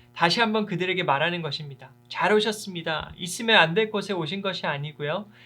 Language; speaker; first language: Korean; early bilingual, heritage; Korean